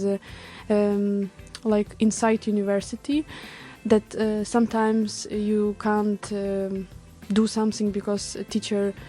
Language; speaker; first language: English; non-native, learner; Ukrainian